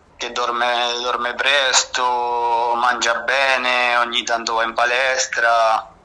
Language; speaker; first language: Italian; non-native, fluent; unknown